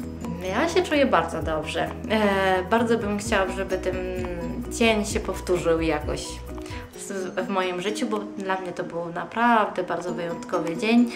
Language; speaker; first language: Polish; early bilingual, heritage; Polish